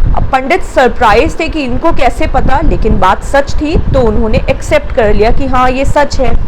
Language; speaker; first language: Hindi; native; Hindi